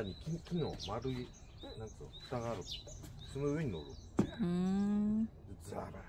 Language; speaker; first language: Japanese; native; Japanese